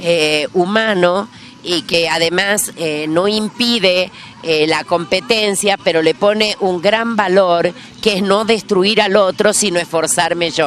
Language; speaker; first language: Spanish; native; Spanish